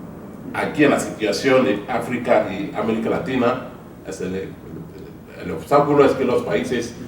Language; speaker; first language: Spanish; non-native, fluent; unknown